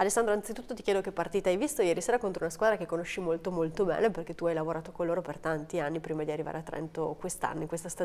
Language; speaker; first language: Italian; native; Italian